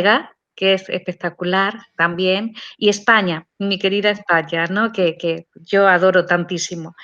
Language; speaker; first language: Spanish; native; Spanish